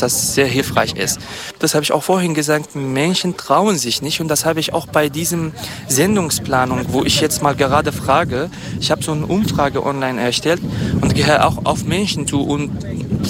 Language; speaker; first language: German; non-native, fluent; Kurdish